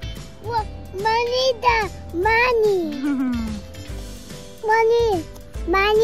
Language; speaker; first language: Korean; early bilingual, heritage; Korean